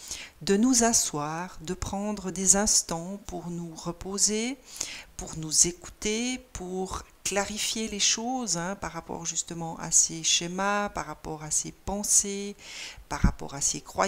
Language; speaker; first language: French; native; French